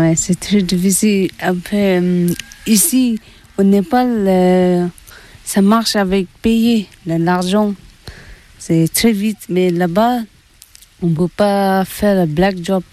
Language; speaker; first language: French; non-native, learner; Tibetan